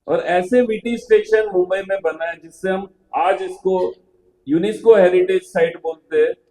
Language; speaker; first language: Hindi; non-native, local second language; Marathi